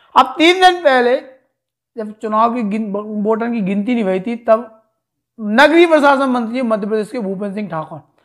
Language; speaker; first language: Hindi; native; Hindi